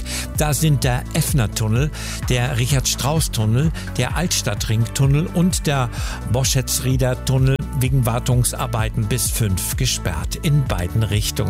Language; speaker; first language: German; native; German